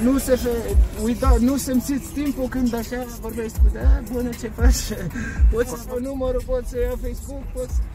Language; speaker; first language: Romanian; non-native, learner; Arabic